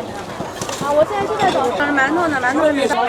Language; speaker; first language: Chinese; native; Chinese